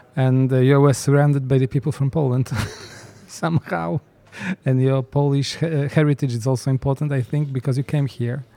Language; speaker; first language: English; non-native, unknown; Polish